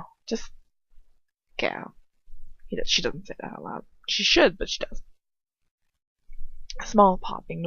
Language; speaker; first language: English; native; English